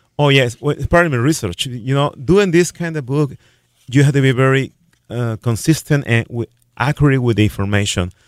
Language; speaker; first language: English; non-native, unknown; Spanish